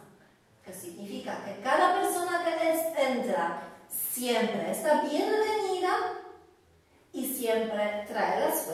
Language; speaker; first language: Spanish; non-native, fluent; Polish